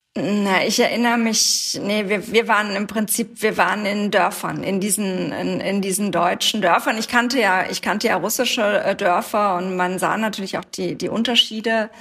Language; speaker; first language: German; native; German